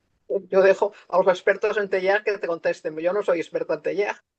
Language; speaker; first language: Spanish; native; Spanish